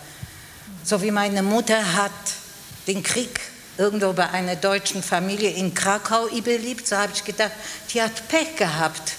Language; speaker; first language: German; non-native, fluent; Polish